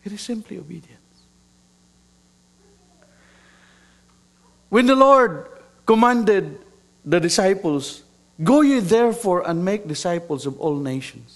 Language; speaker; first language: English; non-native, local second language; Cebuano